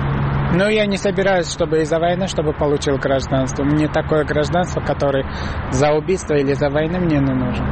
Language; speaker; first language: Russian; non-native, fluent; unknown